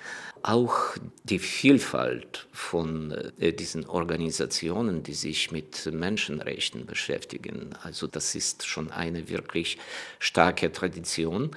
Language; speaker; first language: German; non-native, fluent; Ukrainian